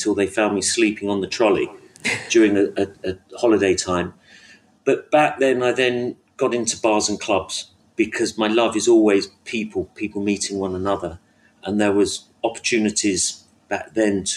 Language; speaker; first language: English; native; English